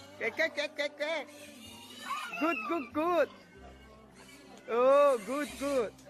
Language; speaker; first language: English; non-native, learner; Korean